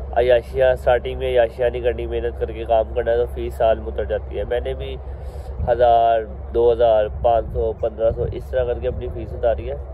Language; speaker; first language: Urdu; non-native, local second language; Punjabi